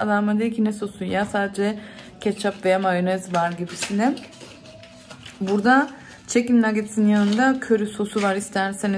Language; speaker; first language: Turkish; early bilingual, heritage; Turkish